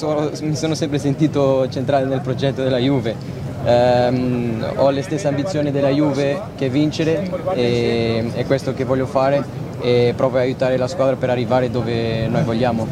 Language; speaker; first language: Italian; non-native, fluent; Portuguese